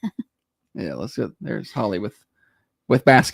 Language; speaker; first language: English; native; English